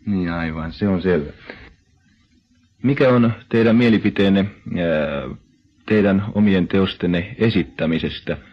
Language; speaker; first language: Finnish; native; Finnish